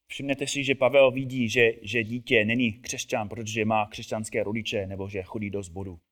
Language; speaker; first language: Czech; non-native, fluent; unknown